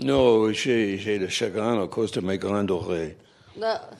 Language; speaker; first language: French; non-native, fluent; English